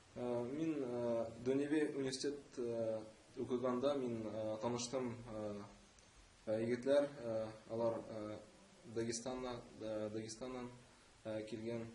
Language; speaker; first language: Tatar; non-native, local second language; Russian